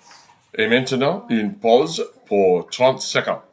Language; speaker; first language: French; non-native, fluent; English